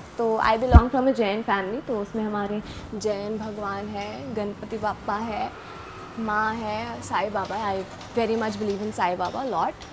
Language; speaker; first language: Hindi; early bilingual, heritage; Hindi